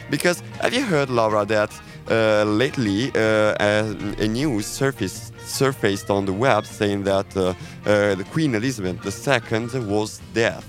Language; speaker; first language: English; non-native, fluent; Italian